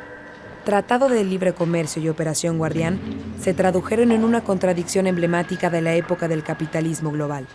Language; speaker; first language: Spanish; native; Spanish